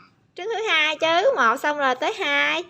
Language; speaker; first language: Vietnamese; native; Vietnamese